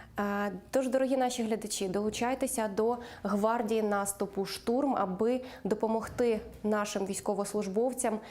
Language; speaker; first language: Ukrainian; native; Ukrainian